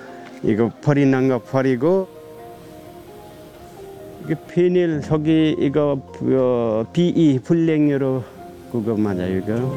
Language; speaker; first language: Korean; non-native, learner; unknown